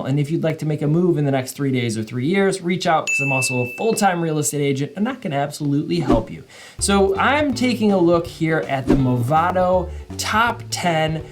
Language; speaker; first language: English; native; English